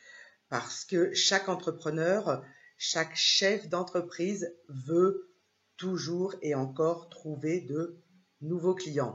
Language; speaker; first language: French; native; French